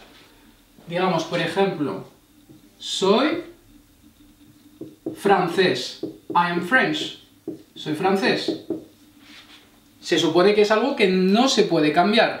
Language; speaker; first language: Spanish; non-native, fluent; French